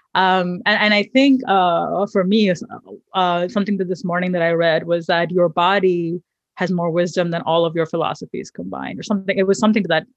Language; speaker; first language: English; non-native, local second language; Hindi